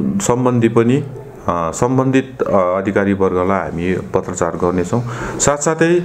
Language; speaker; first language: Nepali; native; Nepali